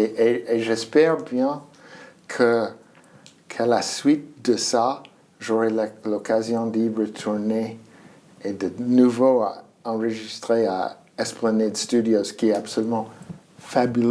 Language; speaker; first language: French; non-native, fluent; English